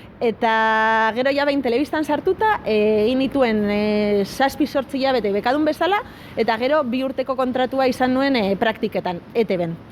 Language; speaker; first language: Basque; non-native, local second language; Spanish